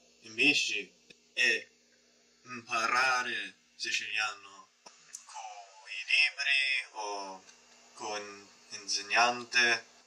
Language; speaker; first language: Italian; non-native, learner; English